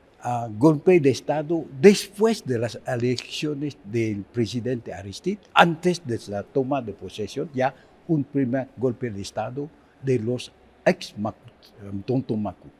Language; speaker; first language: Spanish; non-native, fluent; Haitian Creole